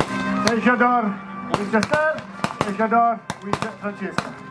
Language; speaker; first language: French; non-native, learner; Italian